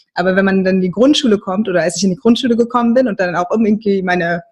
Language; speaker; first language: German; native; German